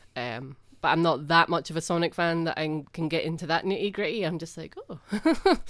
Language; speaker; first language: English; native; English